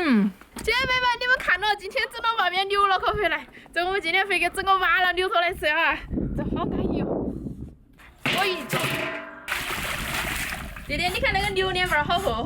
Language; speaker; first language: Chinese; native; Chinese